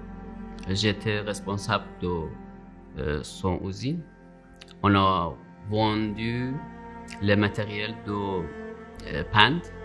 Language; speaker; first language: French; non-native, learner; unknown